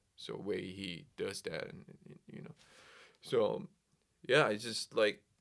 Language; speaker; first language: English; non-native, fluent; Korean